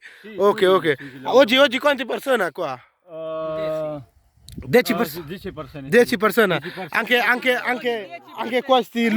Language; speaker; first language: Italian; non-native, learner; Bangla